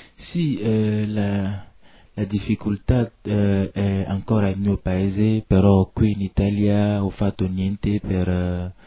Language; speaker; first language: Italian; non-native, learner; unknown